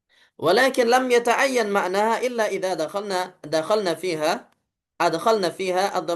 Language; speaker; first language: Arabic; non-native, fluent; Indonesian